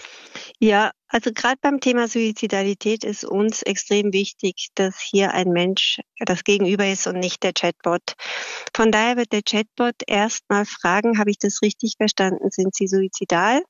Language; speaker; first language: German; native; German